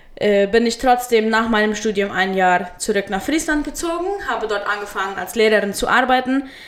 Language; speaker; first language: German; early bilingual, heritage; Spanish